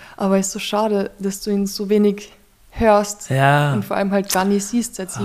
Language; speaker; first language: German; native; German